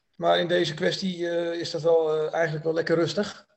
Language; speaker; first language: Dutch; native; Dutch